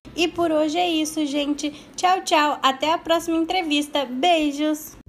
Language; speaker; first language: Portuguese; native; Portuguese